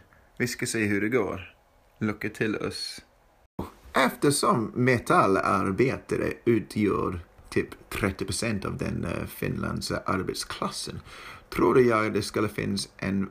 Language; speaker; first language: Swedish; non-native, fluent; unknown